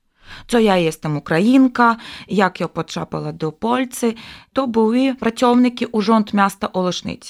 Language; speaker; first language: Ukrainian; non-native, local second language; Russian